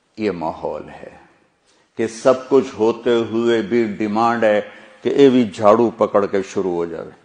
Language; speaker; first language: Urdu; non-native, local second language; Punjabi